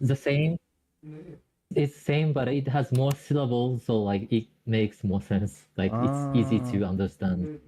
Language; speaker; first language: English; non-native, fluent; Japanese